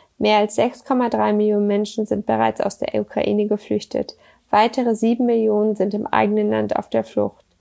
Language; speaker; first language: German; native; German